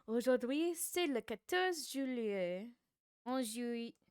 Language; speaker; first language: French; non-native, learner; English